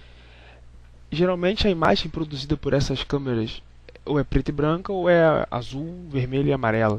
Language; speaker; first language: Portuguese; native; Portuguese